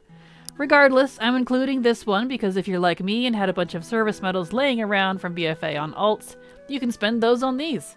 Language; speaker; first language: English; native; English